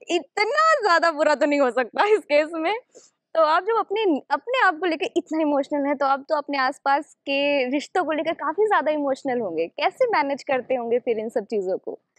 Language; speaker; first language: Hindi; native; Hindi